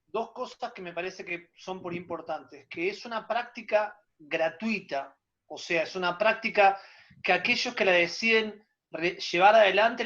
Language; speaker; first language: Spanish; native; Spanish